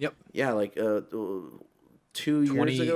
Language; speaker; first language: English; native; English